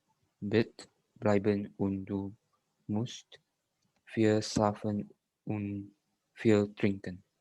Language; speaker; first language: German; non-native, learner; Indonesian